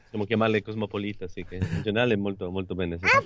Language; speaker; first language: Italian; non-native, learner; Spanish